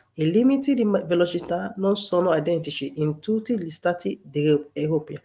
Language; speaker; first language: Italian; non-native, fluent; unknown